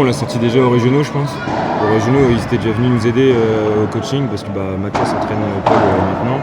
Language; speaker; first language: French; native; French